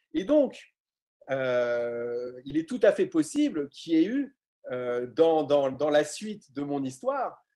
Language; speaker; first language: French; native; French